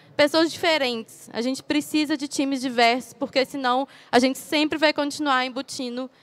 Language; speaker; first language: Portuguese; native; Portuguese